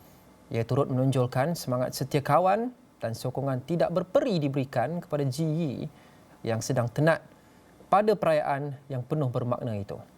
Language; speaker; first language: Malay; native; Malay